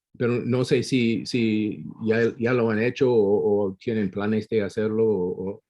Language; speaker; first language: Spanish; non-native, fluent; English